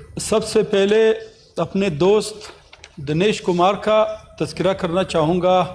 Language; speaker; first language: Urdu; non-native, local second language; Pashto